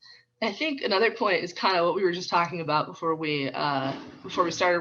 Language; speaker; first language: English; native; English